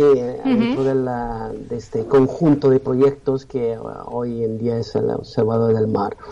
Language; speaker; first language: Spanish; non-native, fluent; Italian